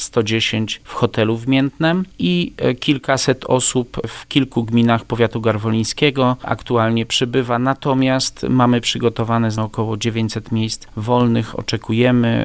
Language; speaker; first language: Polish; native; Polish